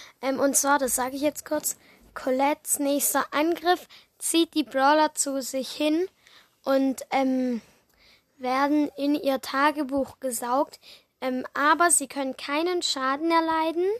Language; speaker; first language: German; native; German